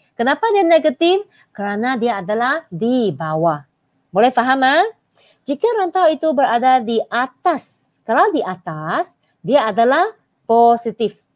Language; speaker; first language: Malay; non-native, local second language; Chinese